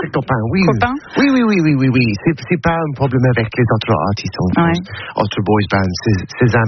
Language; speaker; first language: French; non-native, learner; English